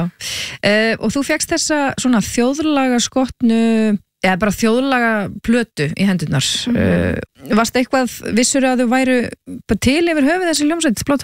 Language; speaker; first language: Icelandic; native; Icelandic